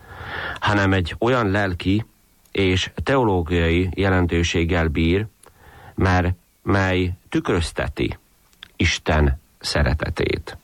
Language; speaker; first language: Hungarian; native; Hungarian